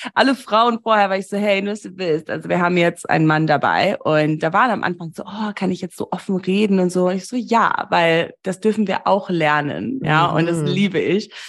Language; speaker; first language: German; early bilingual, heritage; German